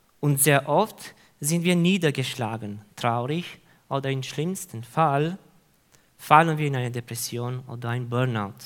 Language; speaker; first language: German; non-native, fluent; Hungarian